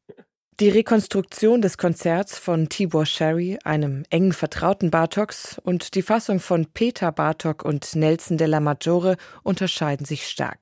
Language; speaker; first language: German; native; German